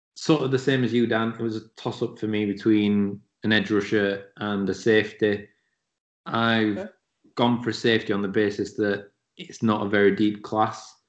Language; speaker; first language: English; native; English